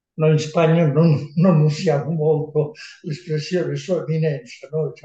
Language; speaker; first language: Italian; non-native, fluent; Catalan